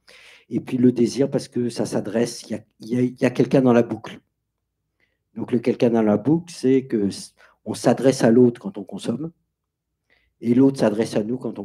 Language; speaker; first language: French; native; French